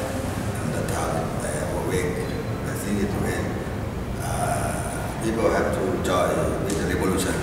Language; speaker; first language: English; non-native, learner; Thai